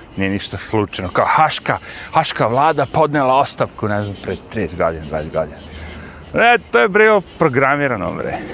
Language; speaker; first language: Bosnian; native; Bosnian